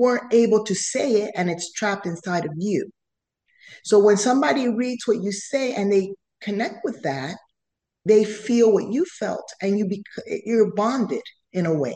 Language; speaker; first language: English; non-native, fluent; Spanish